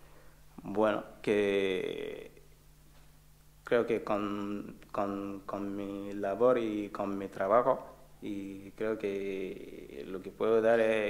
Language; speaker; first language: Spanish; non-native, learner; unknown